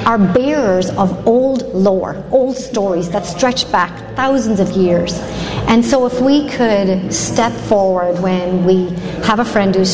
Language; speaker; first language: English; native; English